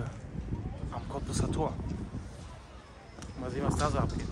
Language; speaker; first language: German; native; German